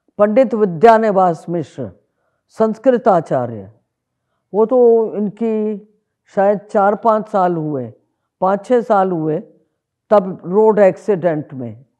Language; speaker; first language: Hindi; native; Hindi